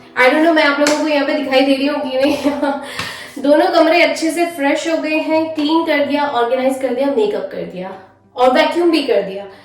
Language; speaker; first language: Hindi; native; Hindi